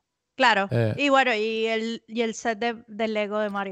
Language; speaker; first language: Spanish; native; Spanish